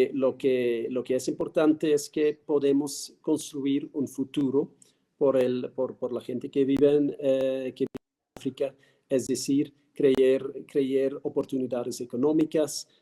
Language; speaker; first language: Spanish; non-native, fluent; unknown